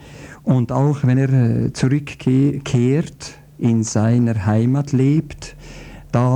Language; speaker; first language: German; non-native, fluent; Croatian